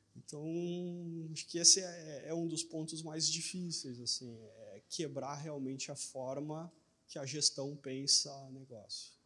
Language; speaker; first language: Portuguese; native; Portuguese